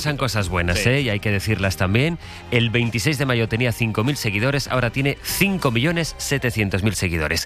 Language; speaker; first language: Spanish; native; Spanish